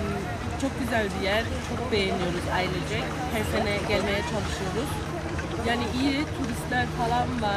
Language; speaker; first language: Turkish; early bilingual, heritage; Turkish